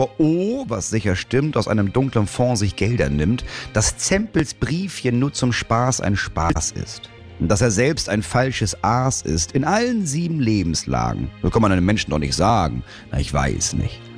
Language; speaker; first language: German; native; German